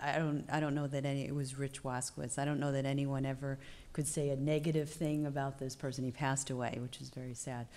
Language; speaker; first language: English; native; English